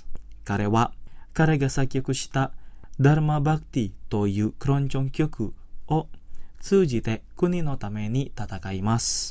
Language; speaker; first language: Japanese; non-native, fluent; Indonesian